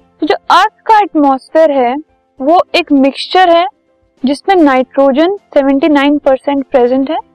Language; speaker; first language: Hindi; native; Hindi